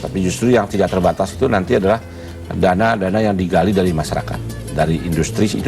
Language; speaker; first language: Indonesian; native; Indonesian